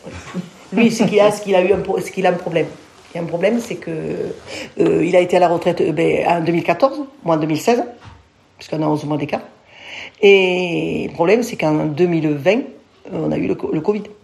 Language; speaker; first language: French; native; French